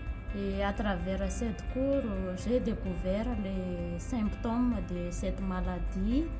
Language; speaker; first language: French; non-native, learner; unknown